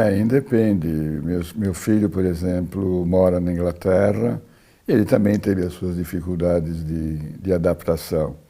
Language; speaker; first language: Portuguese; early bilingual, other home language; Italian